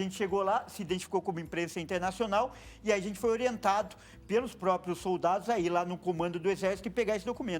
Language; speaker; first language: Portuguese; native; Portuguese